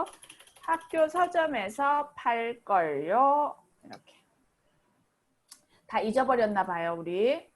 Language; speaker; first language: Korean; native; Korean